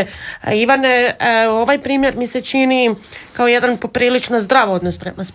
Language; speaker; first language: Serbian; native; Serbian